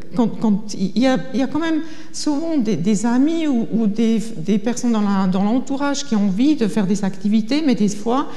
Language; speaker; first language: French; non-native, fluent; German